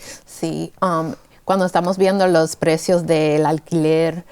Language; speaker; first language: Spanish; early bilingual, heritage; Spanish